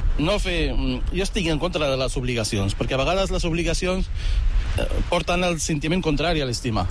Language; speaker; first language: Catalan; early bilingual, other home language; Arabic